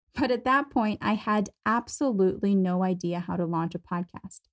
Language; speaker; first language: English; non-native, fluent; German